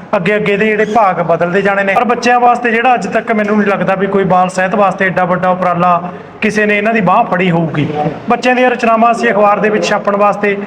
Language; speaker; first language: Punjabi; native; Punjabi